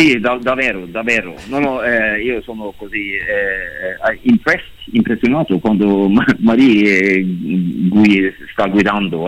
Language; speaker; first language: Italian; non-native, learner; Norwegian